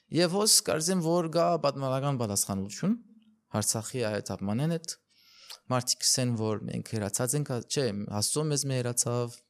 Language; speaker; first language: Armenian; early bilingual, heritage; Armenian